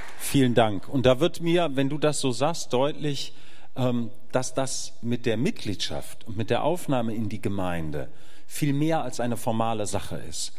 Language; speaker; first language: German; native; German